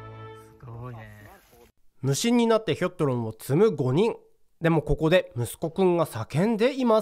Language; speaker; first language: Japanese; native; Japanese